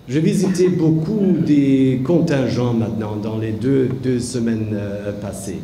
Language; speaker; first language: French; non-native, fluent; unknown